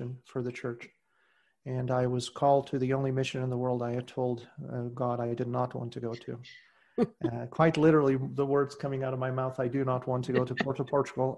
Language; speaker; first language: English; non-native, fluent; Portuguese